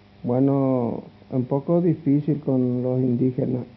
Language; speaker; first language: Spanish; non-native, local second language; Guarani